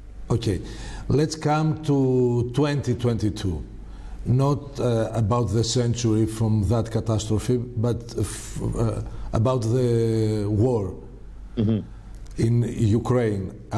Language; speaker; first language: English; non-native, fluent; Greek